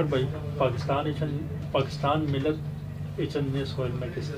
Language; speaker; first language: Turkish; non-native, learner; Urdu